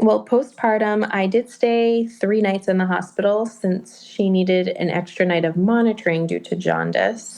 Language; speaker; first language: English; native; English